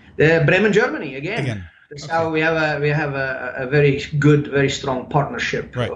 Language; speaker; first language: English; non-native, fluent; German